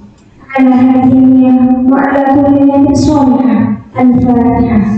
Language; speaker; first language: Arabic; non-native, learner; Indonesian